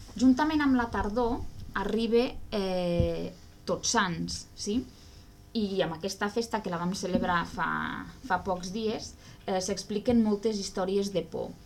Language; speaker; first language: Catalan; native; Catalan